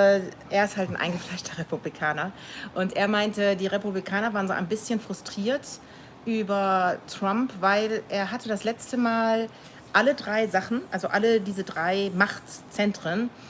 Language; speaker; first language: German; native; German